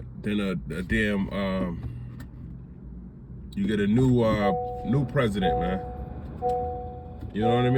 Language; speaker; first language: English; native; English